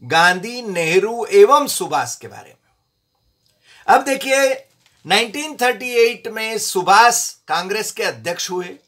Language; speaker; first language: Hindi; non-native, local second language; Gujarati